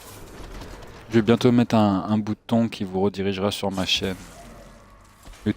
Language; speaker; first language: French; native; French